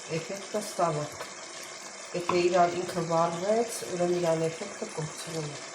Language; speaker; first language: Armenian; native; Armenian